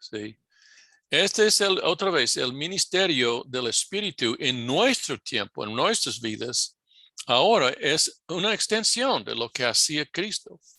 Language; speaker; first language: Spanish; non-native, fluent; English